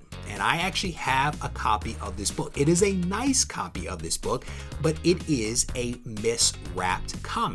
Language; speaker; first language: English; native; English